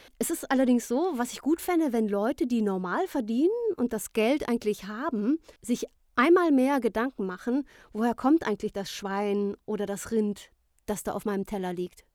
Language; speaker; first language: German; native; German